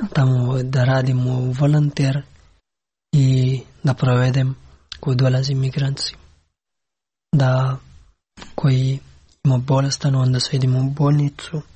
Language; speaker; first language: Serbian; non-native, learner; Pashto